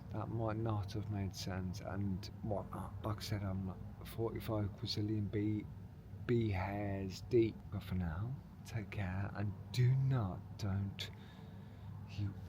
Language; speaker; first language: English; native; English